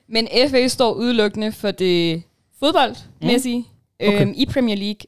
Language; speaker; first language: Danish; early bilingual, heritage; Danish